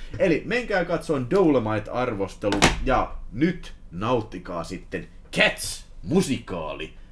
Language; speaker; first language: Finnish; native; Finnish